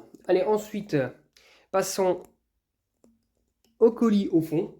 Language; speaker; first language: French; native; French